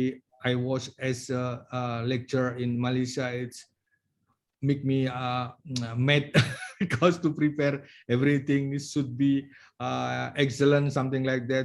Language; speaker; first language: English; non-native, learner; Indonesian